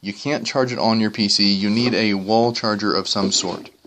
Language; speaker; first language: English; native; English